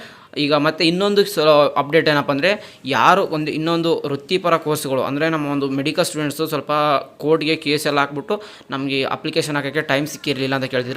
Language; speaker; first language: Kannada; native; Kannada